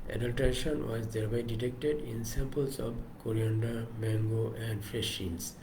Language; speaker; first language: English; non-native, local second language; Bangla